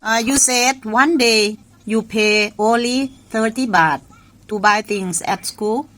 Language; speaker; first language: English; non-native, learner; Thai